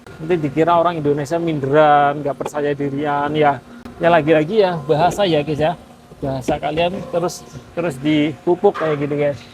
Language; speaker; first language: Indonesian; native; Indonesian